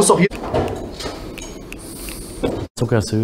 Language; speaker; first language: German; native; German